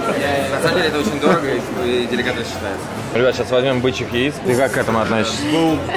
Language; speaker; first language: Russian; native; Russian